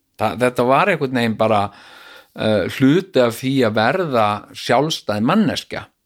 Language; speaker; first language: Icelandic; native; Icelandic